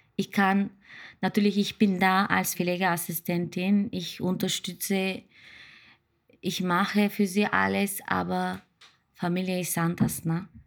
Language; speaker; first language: German; non-native, learner; Turkish